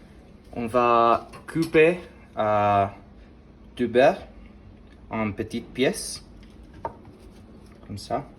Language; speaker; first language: French; non-native, learner; Spanish